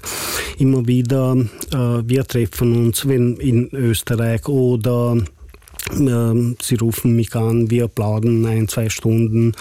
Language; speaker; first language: German; non-native, fluent; Hungarian